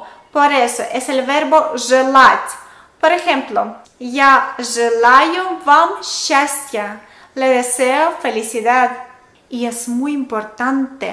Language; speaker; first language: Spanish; non-native, fluent; Russian